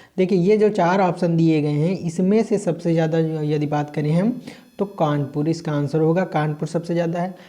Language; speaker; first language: Hindi; native; Hindi